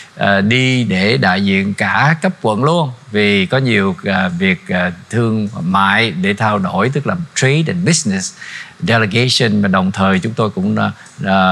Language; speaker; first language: Vietnamese; native; Vietnamese